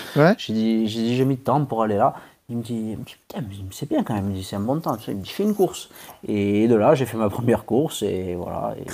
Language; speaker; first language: French; native; French